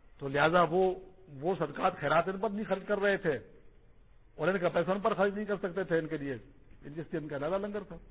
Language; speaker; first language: Urdu; non-native, local second language; Pashto